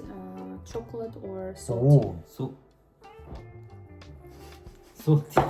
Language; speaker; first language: English; non-native, learner; Ukrainian